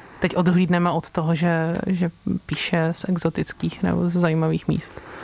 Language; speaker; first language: Czech; native; Czech